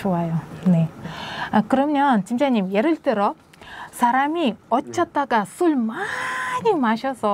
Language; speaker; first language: Korean; non-native, learner; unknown